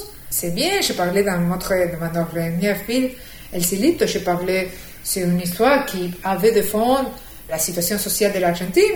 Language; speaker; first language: French; non-native, fluent; Spanish